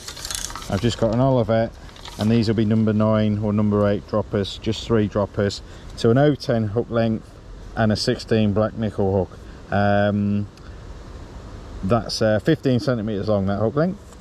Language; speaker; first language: English; native; English